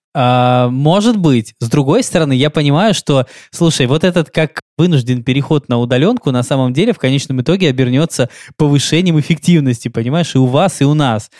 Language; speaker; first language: Russian; native; Russian